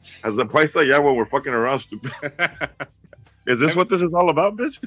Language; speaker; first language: English; early bilingual, other home language; Spanish